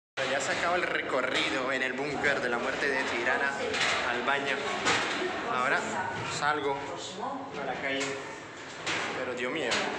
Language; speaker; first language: Spanish; non-native, fluent; French